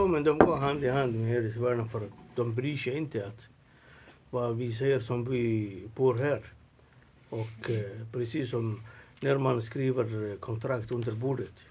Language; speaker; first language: Swedish; non-native, fluent; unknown